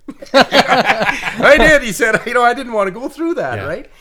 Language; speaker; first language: English; native; English